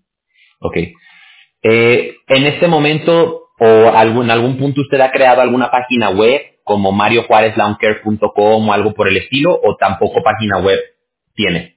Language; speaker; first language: Spanish; native; Spanish